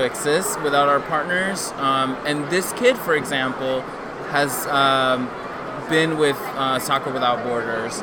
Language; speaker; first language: English; early bilingual, other home language; Spanish